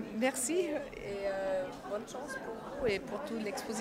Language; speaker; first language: French; non-native, fluent; German